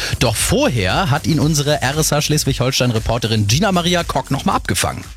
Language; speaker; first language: German; native; German